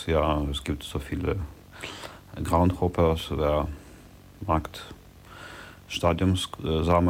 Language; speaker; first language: German; non-native, learner; Ukrainian